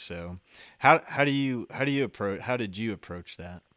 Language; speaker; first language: English; native; English